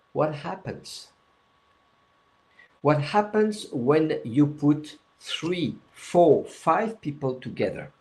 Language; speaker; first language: English; non-native, fluent; French